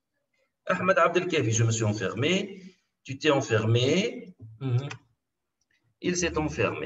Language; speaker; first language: French; non-native, local second language; Arabic